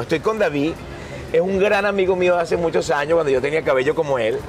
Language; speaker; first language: Spanish; native; Spanish